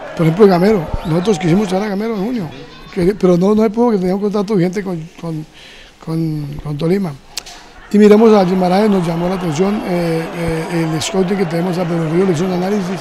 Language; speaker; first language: Spanish; native; Spanish